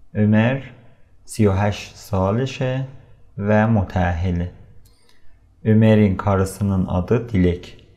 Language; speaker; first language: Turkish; non-native, fluent; Persian